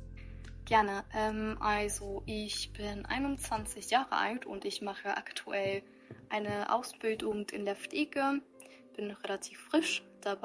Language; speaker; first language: German; early bilingual, other home language; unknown